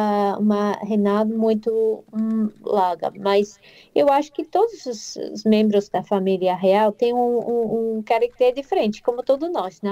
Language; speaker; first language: Portuguese; non-native, fluent; English